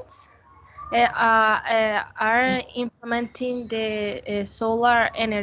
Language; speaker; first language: English; non-native, learner; Spanish